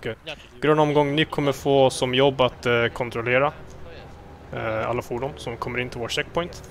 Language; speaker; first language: Swedish; native; Swedish